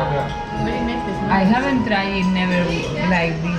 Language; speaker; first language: English; non-native, learner; Spanish